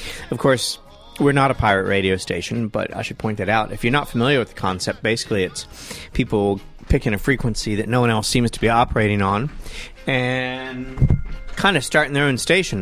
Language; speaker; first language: English; native; English